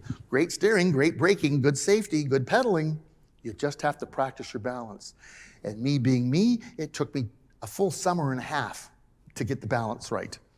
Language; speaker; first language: English; native; English